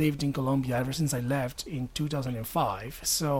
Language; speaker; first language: English; non-native, fluent; Spanish